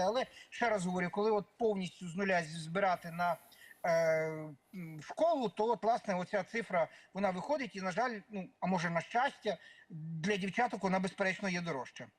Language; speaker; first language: Ukrainian; native; Ukrainian